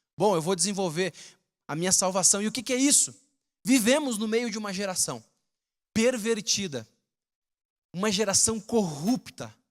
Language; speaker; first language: Portuguese; native; Portuguese